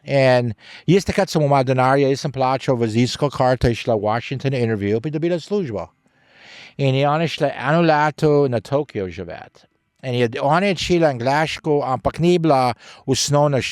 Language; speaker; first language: Slovenian; early bilingual, heritage; Slovenian